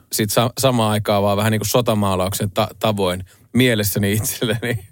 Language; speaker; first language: Finnish; native; Finnish